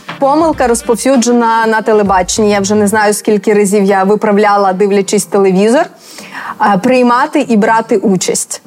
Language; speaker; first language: Ukrainian; native; Ukrainian